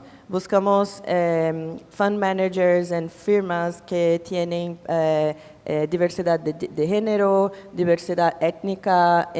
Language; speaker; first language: Spanish; non-native, fluent; Portuguese